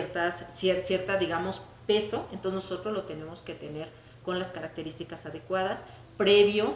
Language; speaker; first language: Spanish; native; Spanish